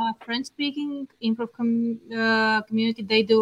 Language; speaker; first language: English; non-native, fluent; Bulgarian